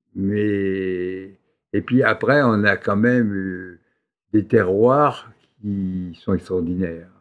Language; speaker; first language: French; native; French